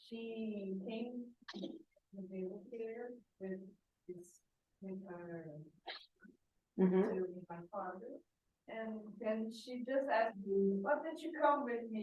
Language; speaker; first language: English; non-native, learner; Portuguese